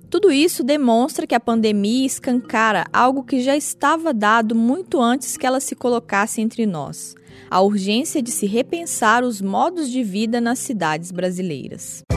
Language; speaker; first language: Portuguese; native; Portuguese